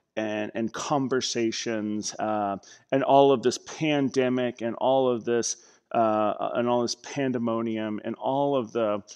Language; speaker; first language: English; native; English